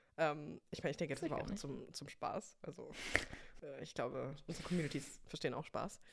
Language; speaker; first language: German; early bilingual, other home language; English